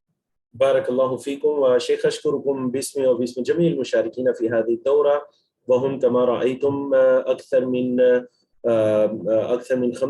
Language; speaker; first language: Arabic; non-native, fluent; Urdu